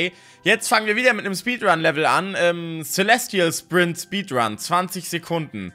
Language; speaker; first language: German; native; German